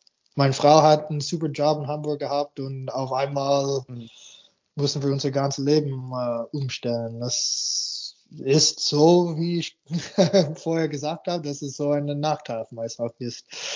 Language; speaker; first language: German; non-native, fluent; English